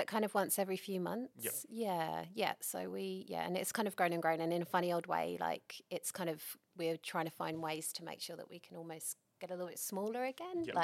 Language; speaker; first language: English; native; English